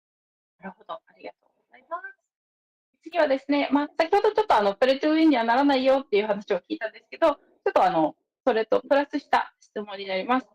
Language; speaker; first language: Japanese; native; Japanese